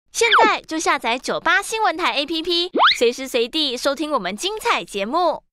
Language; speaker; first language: Chinese; native; Chinese